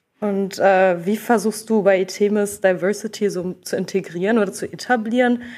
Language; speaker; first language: German; native; German